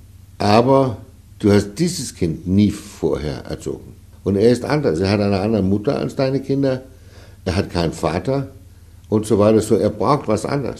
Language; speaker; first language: German; non-native, fluent; Danish